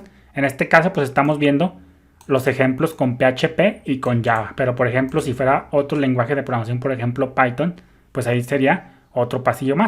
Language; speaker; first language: Spanish; native; Spanish